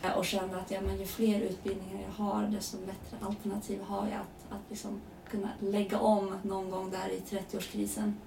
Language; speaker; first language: Swedish; early bilingual, other home language; Persian